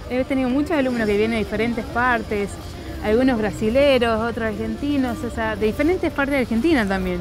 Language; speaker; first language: Spanish; native; Spanish